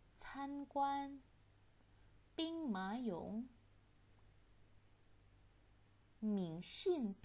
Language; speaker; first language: Chinese; non-native, fluent; Indonesian